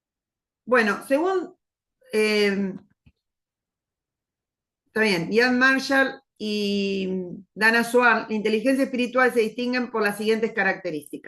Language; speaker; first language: Spanish; native; Spanish